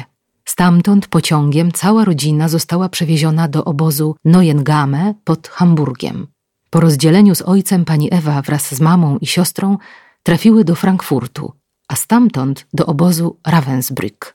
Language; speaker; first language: Polish; native; Polish